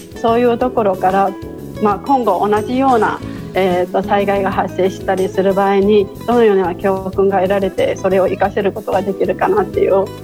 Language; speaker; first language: Japanese; non-native, fluent; Chinese